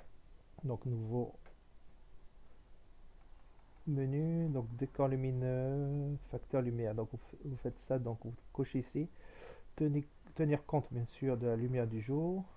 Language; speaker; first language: French; native; French